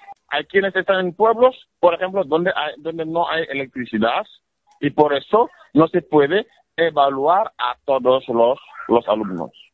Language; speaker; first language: Spanish; non-native, fluent; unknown